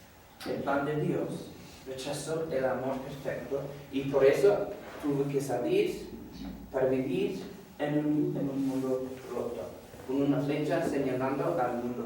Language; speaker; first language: Spanish; non-native, fluent; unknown